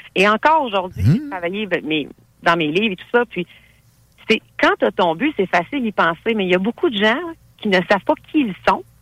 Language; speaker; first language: French; native; French